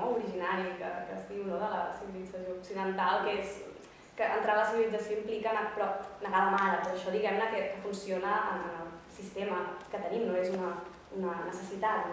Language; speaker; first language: Catalan; native; Catalan